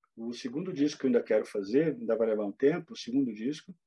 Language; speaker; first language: Portuguese; native; Portuguese